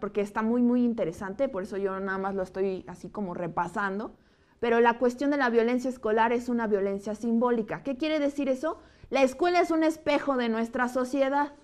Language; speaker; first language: Spanish; native; Spanish